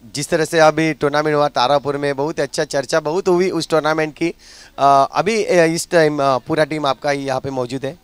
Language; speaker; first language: Hindi; non-native, local second language; Marathi